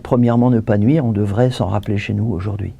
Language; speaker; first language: French; native; French